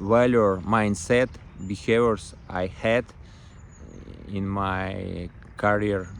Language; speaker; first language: English; non-native, learner; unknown